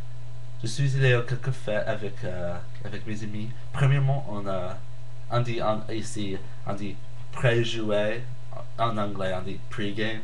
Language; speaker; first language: French; non-native, learner; English